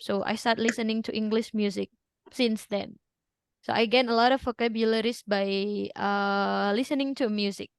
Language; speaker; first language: English; non-native, fluent; Indonesian